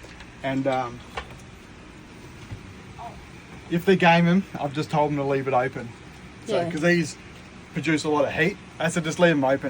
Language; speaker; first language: English; native; English